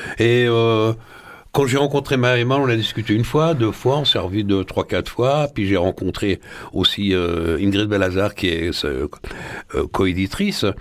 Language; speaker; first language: French; early bilingual, other home language; Arabic